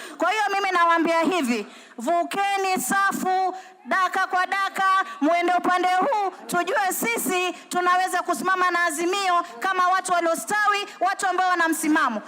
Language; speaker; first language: Swahili; native; Swahili